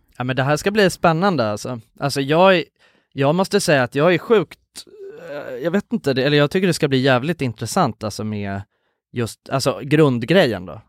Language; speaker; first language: Swedish; native; Swedish